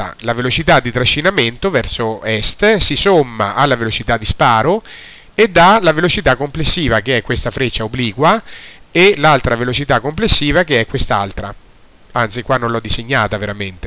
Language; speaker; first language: Italian; native; Italian